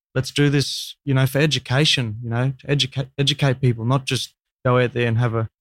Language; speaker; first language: English; native; English